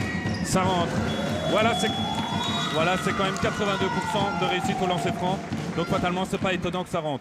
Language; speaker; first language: French; native; French